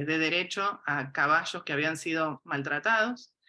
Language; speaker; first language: Spanish; native; Spanish